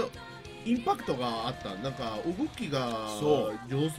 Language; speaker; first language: Japanese; non-native, learner; Spanish